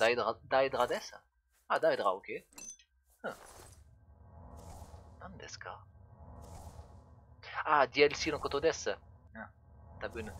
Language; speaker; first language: Japanese; non-native, learner; French